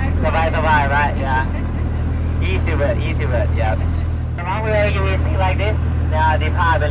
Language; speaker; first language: English; non-native, fluent; Thai